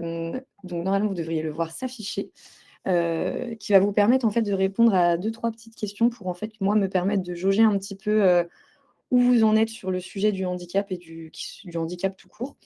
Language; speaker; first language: French; native; French